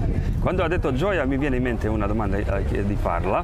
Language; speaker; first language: Italian; non-native, fluent; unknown